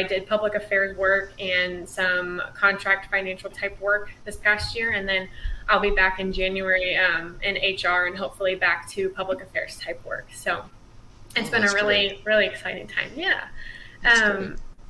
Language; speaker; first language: English; native; English